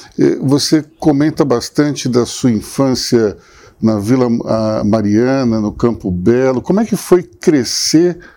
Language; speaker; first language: Portuguese; native; Portuguese